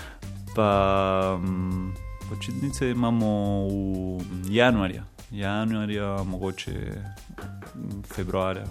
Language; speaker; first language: Slovenian; non-native, learner; Spanish